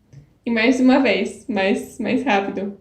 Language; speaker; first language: Portuguese; non-native, fluent; Polish